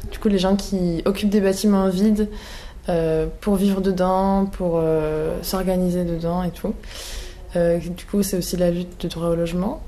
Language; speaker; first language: French; native; French